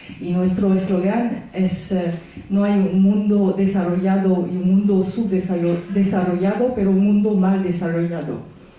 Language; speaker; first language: Spanish; non-native, fluent; French